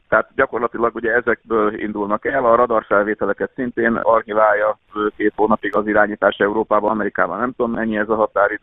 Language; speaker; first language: Hungarian; native; Hungarian